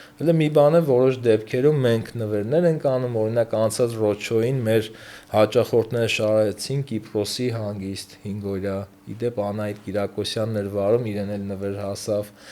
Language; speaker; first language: Armenian; native; Armenian